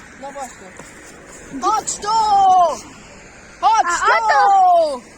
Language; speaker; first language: Polish; native; Polish